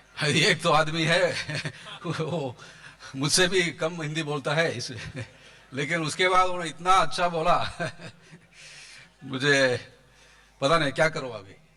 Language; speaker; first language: Hindi; non-native, local second language; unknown